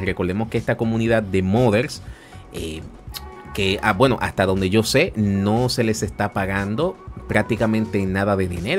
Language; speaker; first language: Spanish; native; Spanish